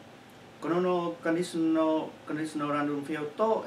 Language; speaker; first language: Japanese; non-native, learner; Chinese